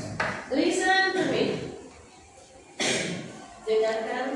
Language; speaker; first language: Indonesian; native; Indonesian